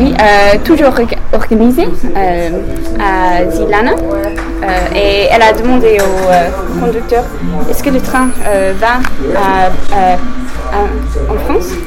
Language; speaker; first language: French; non-native, learner; English